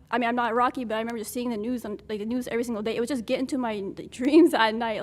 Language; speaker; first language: English; early bilingual, other home language; Arabic